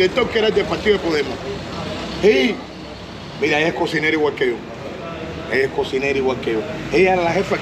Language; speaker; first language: Spanish; native; Spanish